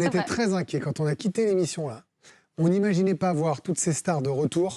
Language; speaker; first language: French; native; French